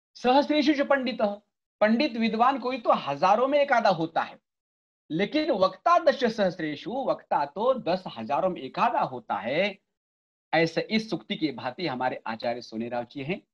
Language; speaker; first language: Hindi; non-native, local second language; Marathi